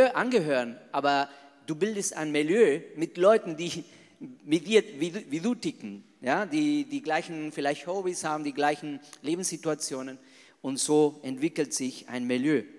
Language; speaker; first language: German; non-native, fluent; Spanish